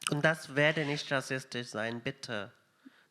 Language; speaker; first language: German; non-native, fluent; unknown